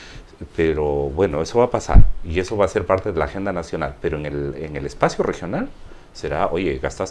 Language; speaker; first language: Spanish; native; Spanish